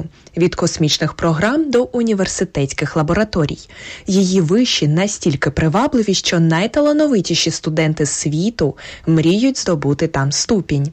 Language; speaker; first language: Ukrainian; native; Ukrainian